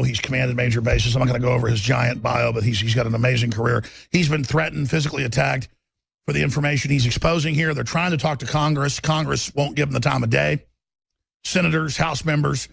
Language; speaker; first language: English; native; English